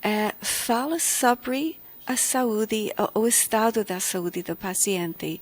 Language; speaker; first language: Portuguese; non-native, fluent; English